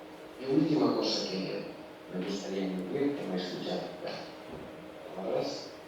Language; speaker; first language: Spanish; non-native, learner; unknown